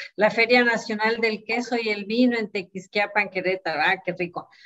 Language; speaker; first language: Spanish; native; Spanish